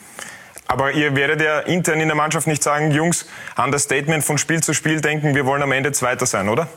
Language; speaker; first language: German; native; German